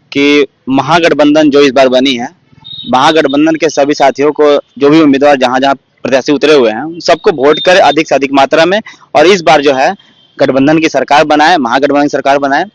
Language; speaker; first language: Hindi; native; Hindi